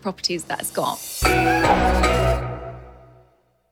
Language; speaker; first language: English; native; English